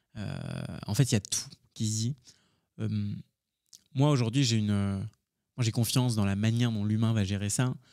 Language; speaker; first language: French; early bilingual, other home language; Hindi